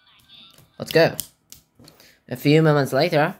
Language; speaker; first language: English; non-native, learner; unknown